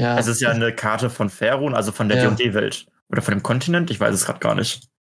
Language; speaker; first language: German; native; German